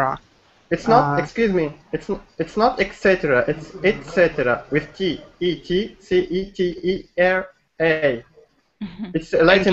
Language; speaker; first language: English; non-native, learner; Turkish